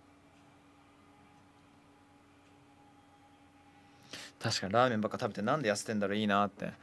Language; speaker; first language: Japanese; native; Japanese